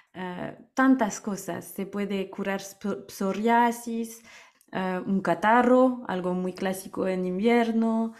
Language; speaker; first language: Spanish; non-native, fluent; French